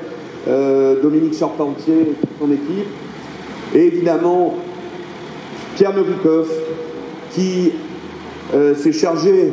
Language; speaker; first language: French; native; French